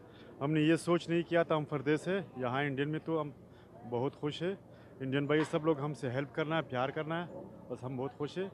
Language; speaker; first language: Hindi; non-native, learner; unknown